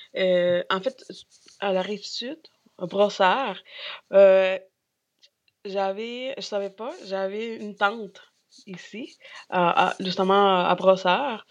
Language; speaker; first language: French; non-native, fluent; Spanish